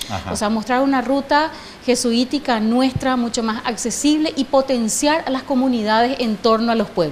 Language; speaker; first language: Spanish; native; Spanish